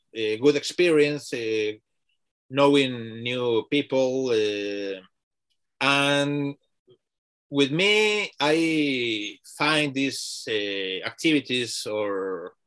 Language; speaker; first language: English; non-native, learner; Spanish